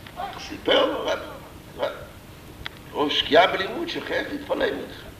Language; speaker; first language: Hebrew; non-native, fluent; English